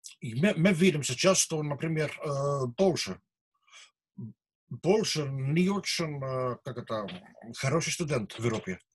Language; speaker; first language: Russian; non-native, learner; Dutch